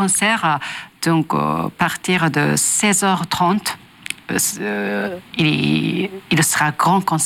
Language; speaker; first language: French; non-native, learner; Japanese